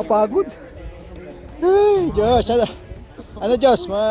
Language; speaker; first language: Filipino; native; Filipino